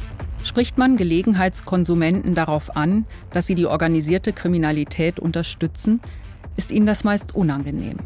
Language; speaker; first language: German; native; German